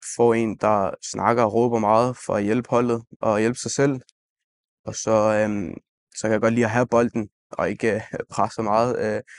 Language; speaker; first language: Danish; native; Danish